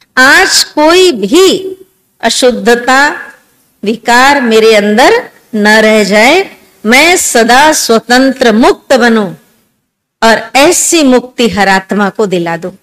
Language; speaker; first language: Hindi; native; Hindi